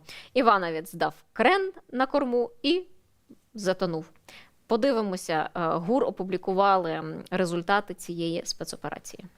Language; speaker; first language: Ukrainian; native; Ukrainian